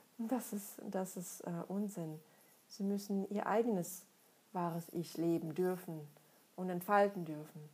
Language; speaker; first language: German; non-native, fluent; Russian